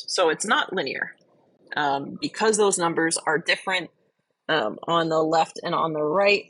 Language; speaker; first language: English; native; English